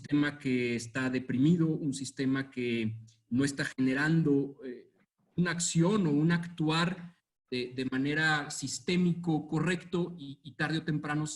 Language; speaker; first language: Spanish; native; Spanish